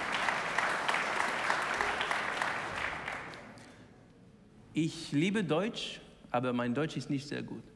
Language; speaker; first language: German; non-native, learner; English